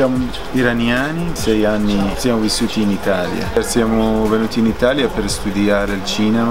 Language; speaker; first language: Italian; non-native, learner; Persian